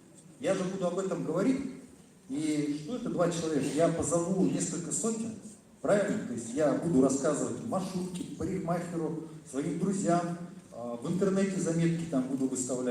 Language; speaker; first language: Russian; native; Russian